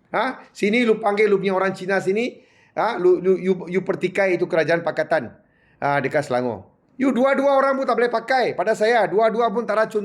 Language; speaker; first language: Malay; non-native, local second language; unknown